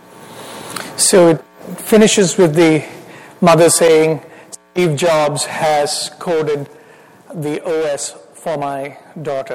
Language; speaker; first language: English; non-native, local second language; Malayalam